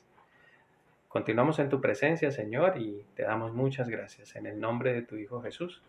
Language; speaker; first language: Spanish; native; Spanish